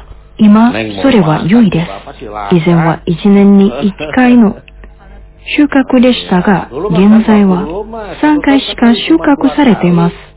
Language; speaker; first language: Japanese; non-native, fluent; Indonesian